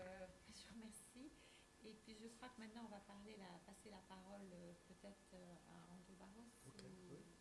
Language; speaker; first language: French; native; French